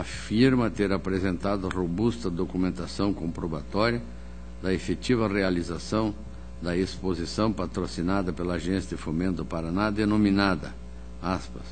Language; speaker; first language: Portuguese; native; Portuguese